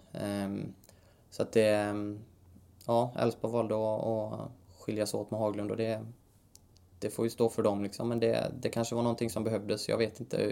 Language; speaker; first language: Swedish; native; Swedish